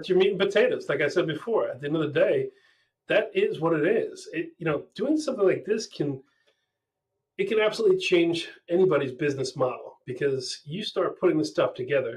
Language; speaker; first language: English; native; English